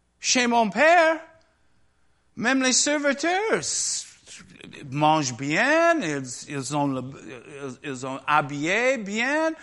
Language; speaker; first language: French; non-native, learner; English